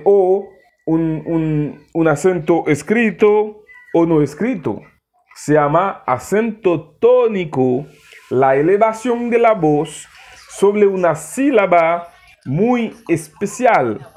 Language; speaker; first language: Spanish; non-native, learner; Haitian Creole